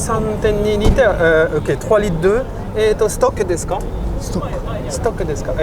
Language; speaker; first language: Japanese; non-native, learner; French